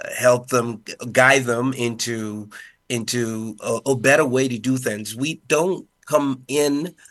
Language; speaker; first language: English; non-native, fluent; Spanish